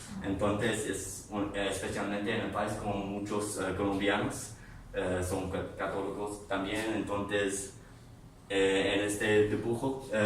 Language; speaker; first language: Spanish; non-native, learner; English